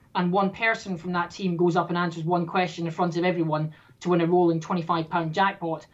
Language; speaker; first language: English; native; English